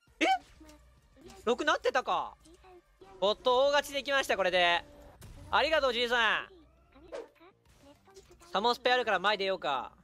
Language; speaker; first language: Japanese; native; Japanese